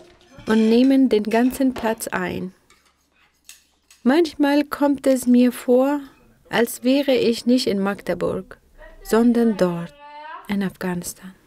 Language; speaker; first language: German; non-native, fluent; Persian